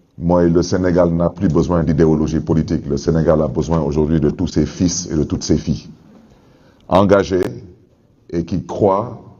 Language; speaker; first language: Wolof; native; Wolof